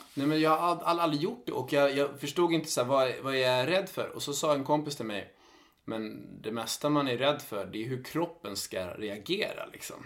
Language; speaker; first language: Swedish; native; Swedish